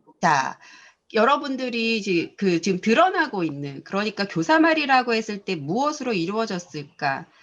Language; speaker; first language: Korean; native; Korean